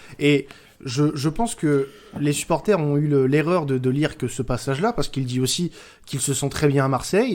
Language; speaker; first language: French; native; French